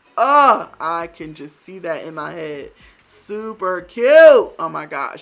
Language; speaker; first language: English; native; English